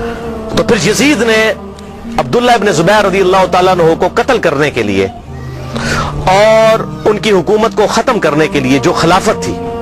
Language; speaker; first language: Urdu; non-native, local second language; Punjabi